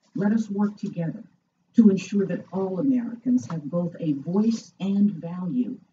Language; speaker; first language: English; native; English